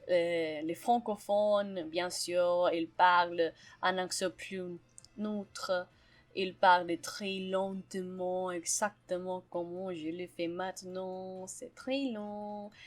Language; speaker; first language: French; non-native, fluent; Spanish